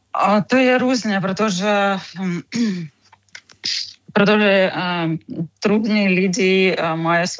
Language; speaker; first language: Czech; non-native, fluent; Ukrainian